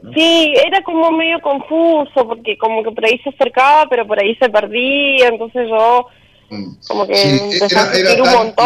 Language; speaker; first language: Spanish; native; Spanish